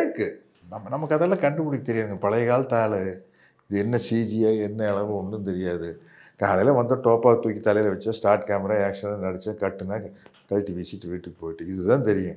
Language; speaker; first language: Tamil; native; Tamil